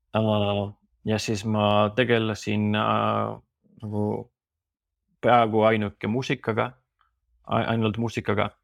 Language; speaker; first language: Estonian; non-native, fluent; Spanish